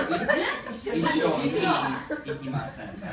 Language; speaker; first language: Japanese; non-native, learner; English